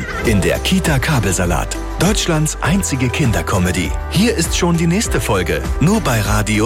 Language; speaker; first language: German; native; German